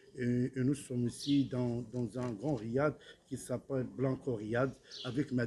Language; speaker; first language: French; non-native, local second language; Arabic